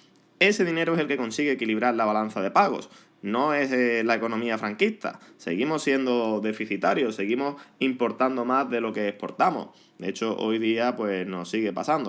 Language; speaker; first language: Spanish; native; Spanish